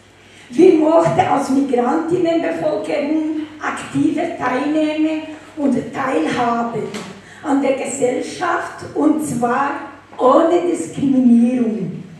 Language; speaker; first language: German; non-native, fluent; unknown